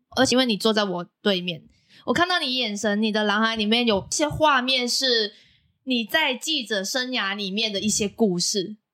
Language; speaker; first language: Chinese; non-native, local second language; Cantonese